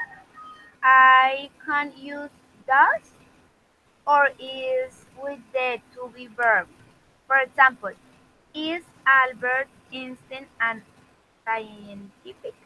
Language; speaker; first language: English; non-native, learner; Spanish